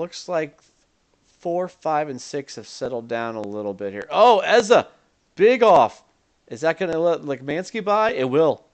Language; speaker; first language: English; native; English